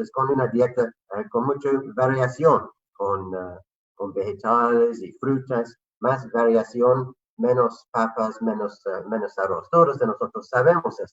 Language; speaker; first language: Spanish; non-native, fluent; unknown